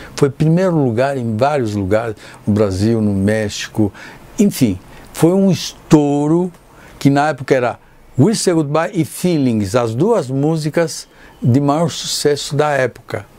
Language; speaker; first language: Portuguese; non-native, fluent; Italian